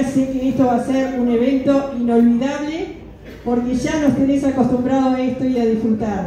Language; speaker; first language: Spanish; native; Spanish